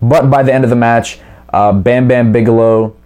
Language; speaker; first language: English; native; English